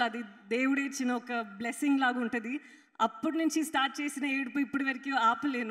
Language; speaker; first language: Telugu; non-native, fluent; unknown